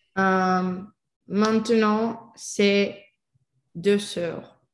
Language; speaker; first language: French; non-native, learner; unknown